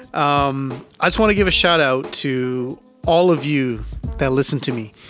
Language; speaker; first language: English; early bilingual, other home language; Punjabi